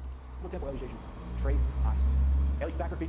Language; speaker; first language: Portuguese; non-native, learner; English